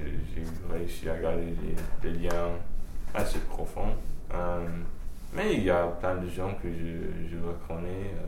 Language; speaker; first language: French; early bilingual, heritage; French